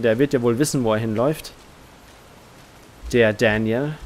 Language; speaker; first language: German; native; German